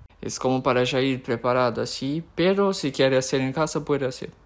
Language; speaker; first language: Spanish; non-native, fluent; Portuguese